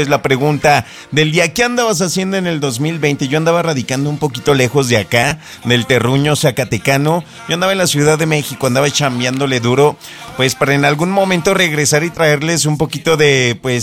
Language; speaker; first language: Spanish; native; Spanish